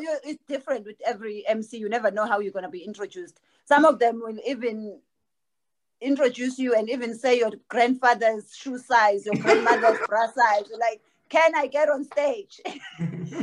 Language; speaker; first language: English; non-native, local second language; Zulu